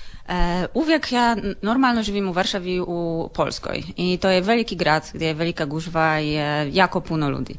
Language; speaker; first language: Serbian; non-native, learner; Polish